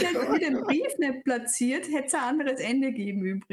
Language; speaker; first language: German; native; German